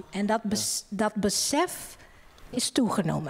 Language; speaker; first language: Dutch; non-native, fluent; Indonesian